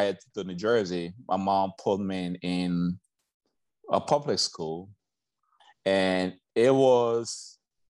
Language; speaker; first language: English; native; English